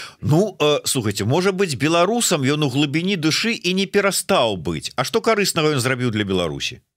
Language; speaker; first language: Belarusian; non-native, local second language; Russian